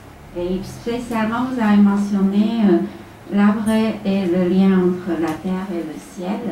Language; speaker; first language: French; non-native, fluent; Chinese